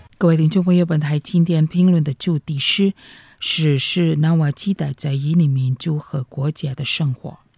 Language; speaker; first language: Chinese; non-native, fluent; Indonesian